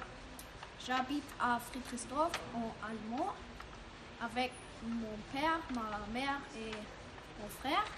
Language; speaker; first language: French; non-native, learner; German